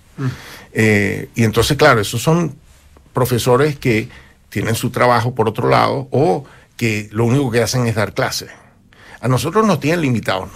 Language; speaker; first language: Spanish; native; Spanish